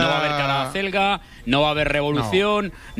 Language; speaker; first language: Spanish; native; Spanish